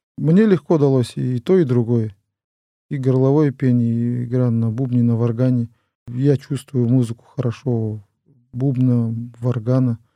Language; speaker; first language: Russian; non-native, local second language; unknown